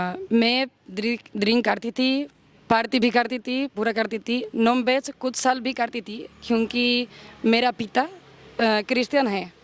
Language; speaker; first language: Hindi; non-native, learner; Spanish